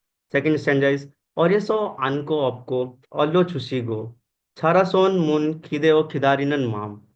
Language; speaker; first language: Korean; non-native, learner; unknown